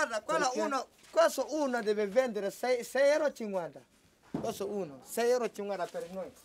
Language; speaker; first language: Italian; non-native, learner; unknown